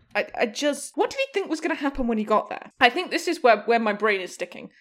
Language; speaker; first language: English; native; English